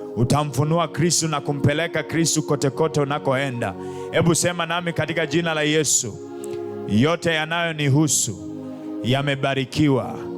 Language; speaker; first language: Swahili; non-native, local second language; Luo (Kenya and Tanzania)